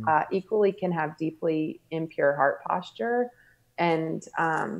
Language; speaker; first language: English; native; English